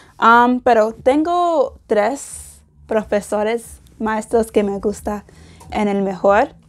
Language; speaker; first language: Spanish; non-native, learner; English